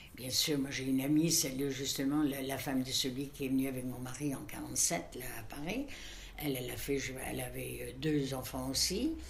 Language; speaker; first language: French; native; French